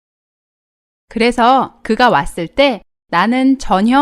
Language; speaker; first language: Korean; native; Korean